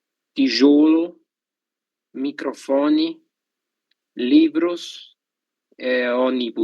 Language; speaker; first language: Portuguese; non-native, learner; Spanish